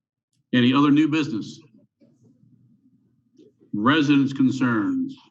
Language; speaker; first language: English; native; English